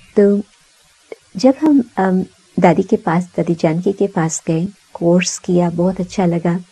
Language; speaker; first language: Hindi; early bilingual, heritage; Sindhi